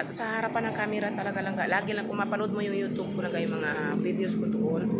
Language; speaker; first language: Filipino; non-native, local second language; Cebuano